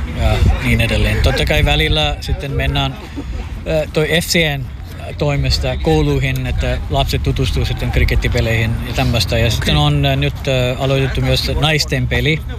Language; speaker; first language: Finnish; non-native, fluent; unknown